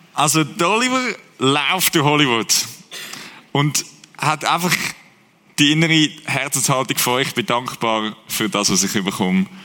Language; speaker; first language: German; native; German